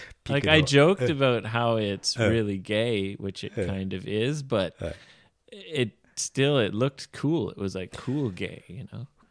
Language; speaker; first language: English; native; English